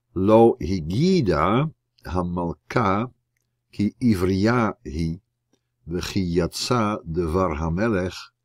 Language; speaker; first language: Hebrew; non-native, fluent; Dutch